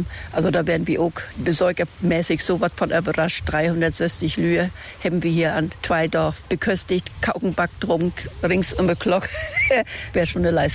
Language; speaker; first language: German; native; German